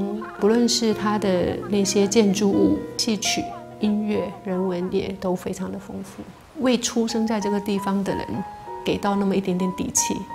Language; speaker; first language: Chinese; native; Chinese